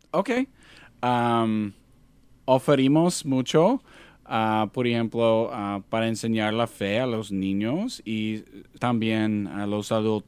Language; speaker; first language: Spanish; non-native, learner; English